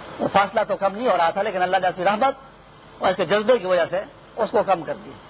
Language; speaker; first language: Urdu; non-native, local second language; Pashto